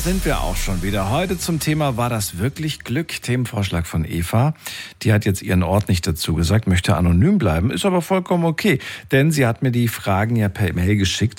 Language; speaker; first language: German; native; German